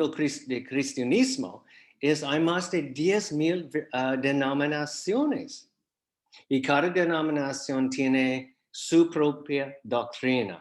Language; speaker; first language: Spanish; non-native, fluent; English